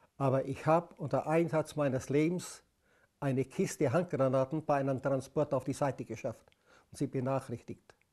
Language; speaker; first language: German; native; German